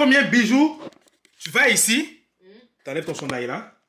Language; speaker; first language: French; native; French